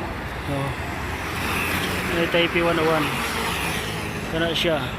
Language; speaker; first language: Filipino; non-native, local second language; Cebuano